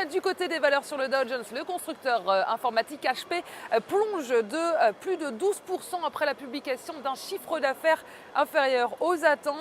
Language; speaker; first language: French; native; French